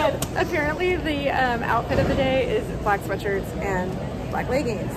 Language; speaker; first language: English; native; English